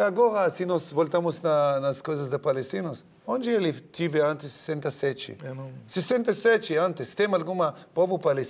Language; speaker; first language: Portuguese; non-native, learner; Hebrew